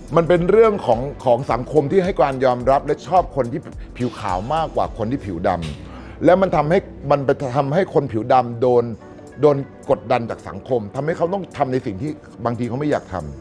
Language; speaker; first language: Thai; native; Thai